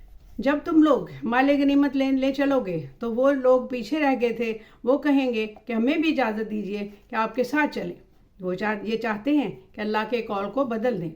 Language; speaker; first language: Urdu; native; Urdu